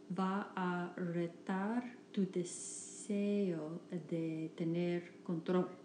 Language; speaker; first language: Spanish; non-native, fluent; English